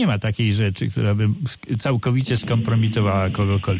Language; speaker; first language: Polish; native; Polish